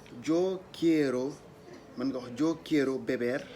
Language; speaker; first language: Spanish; non-native, learner; Wolof